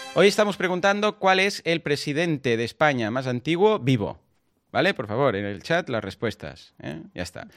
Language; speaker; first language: Spanish; non-native, local second language; Catalan